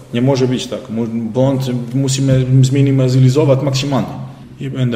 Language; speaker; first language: Polish; non-native, learner; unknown